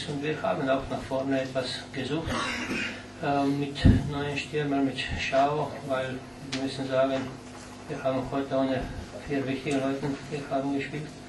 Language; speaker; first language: German; non-native, learner; Slovenian